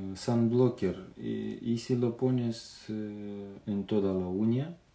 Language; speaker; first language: Spanish; non-native, fluent; Romanian